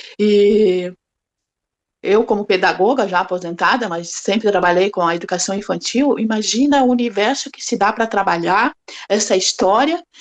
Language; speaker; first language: Portuguese; native; Portuguese